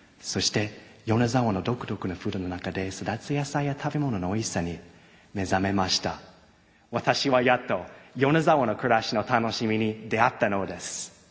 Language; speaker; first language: Japanese; non-native, fluent; English